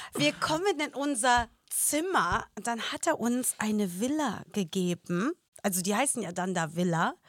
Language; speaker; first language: German; native; German